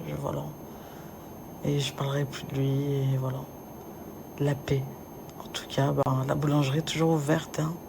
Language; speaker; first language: French; native; French